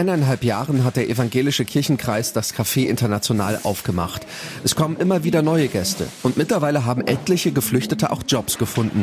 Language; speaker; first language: German; native; German